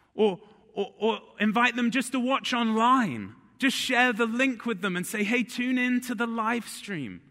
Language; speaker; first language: English; native; English